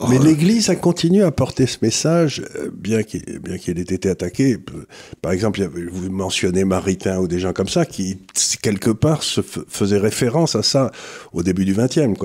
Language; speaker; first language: French; native; French